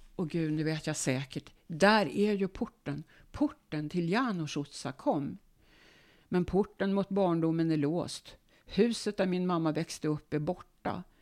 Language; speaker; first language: Swedish; native; Swedish